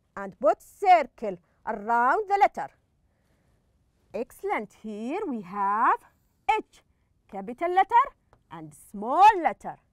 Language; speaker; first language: English; non-native, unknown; Arabic